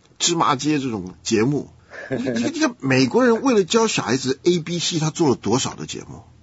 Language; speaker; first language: Chinese; native; Chinese